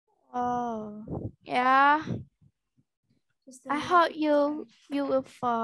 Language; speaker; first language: English; non-native, learner; Vietnamese